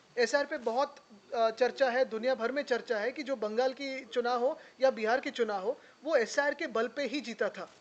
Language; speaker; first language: Hindi; non-native, local second language; Marathi